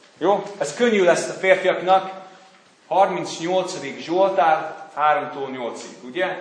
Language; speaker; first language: Hungarian; non-native, fluent; English